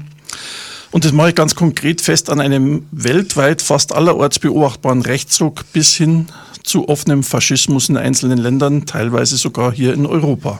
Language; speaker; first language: German; native; German